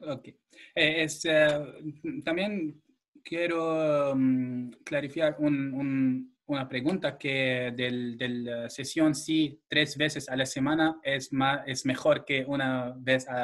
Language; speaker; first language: Spanish; non-native, fluent; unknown